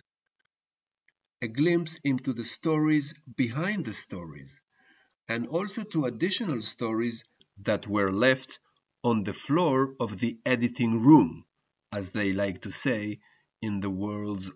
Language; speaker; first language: English; early bilingual, other home language; Spanish